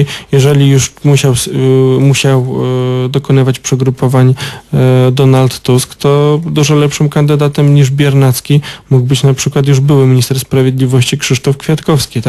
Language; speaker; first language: Polish; native; Polish